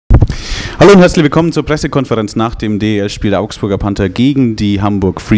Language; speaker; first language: German; native; German